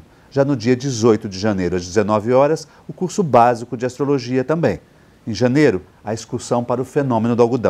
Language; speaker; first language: Portuguese; native; Portuguese